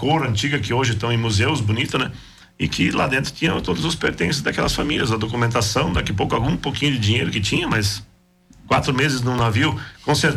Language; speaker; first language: Portuguese; non-native, local second language; German